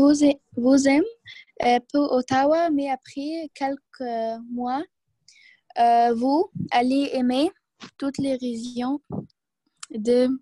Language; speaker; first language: French; non-native, learner; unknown